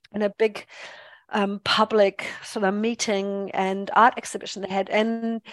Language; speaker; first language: English; non-native, fluent; German